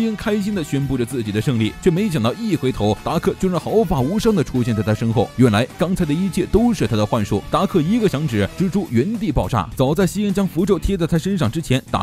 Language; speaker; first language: Chinese; native; Chinese